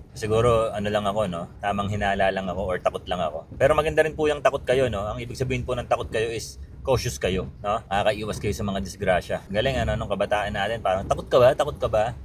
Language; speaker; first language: Filipino; native; Filipino